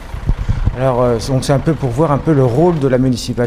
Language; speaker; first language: French; native; French